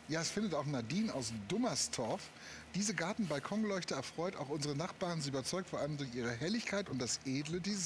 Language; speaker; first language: German; native; German